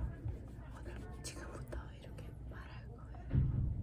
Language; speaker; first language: Korean; non-native, learner; Italian